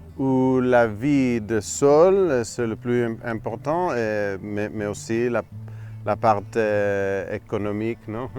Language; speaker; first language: French; non-native, fluent; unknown